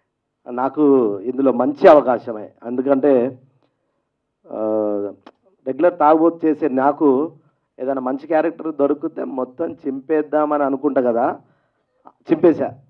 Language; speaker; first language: Telugu; native; Telugu